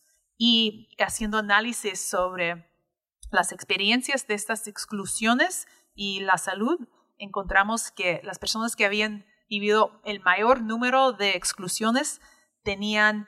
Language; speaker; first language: Spanish; early bilingual, heritage; English